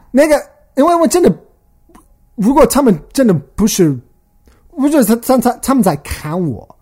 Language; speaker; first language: Chinese; non-native, fluent; English